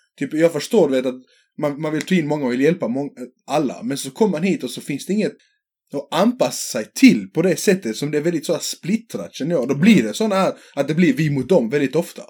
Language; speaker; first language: Swedish; early bilingual, other home language; Serbian